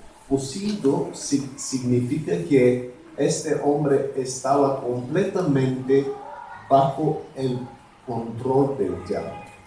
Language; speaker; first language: Spanish; non-native, fluent; Bulgarian